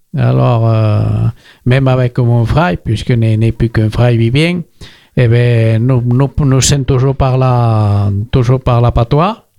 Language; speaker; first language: French; native; French